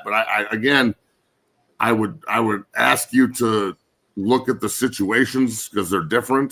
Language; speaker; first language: English; native; English